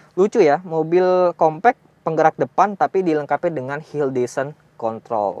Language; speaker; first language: Indonesian; native; Indonesian